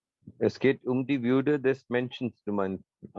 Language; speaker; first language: German; non-native, learner; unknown